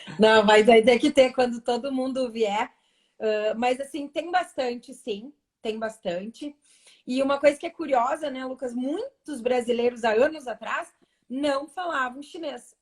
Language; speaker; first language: Portuguese; native; Portuguese